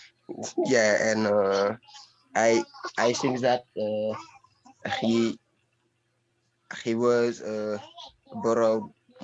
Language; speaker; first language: English; non-native, learner; French